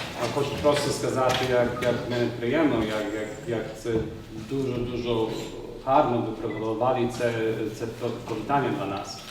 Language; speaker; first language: Ukrainian; early bilingual, heritage; English